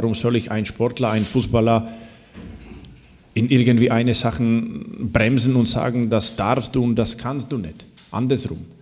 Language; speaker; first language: German; non-native, fluent; Slovak